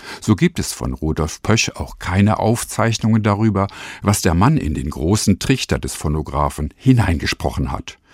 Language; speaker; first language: German; native; German